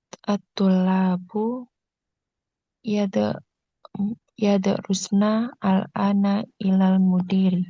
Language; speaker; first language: Arabic; non-native, learner; Indonesian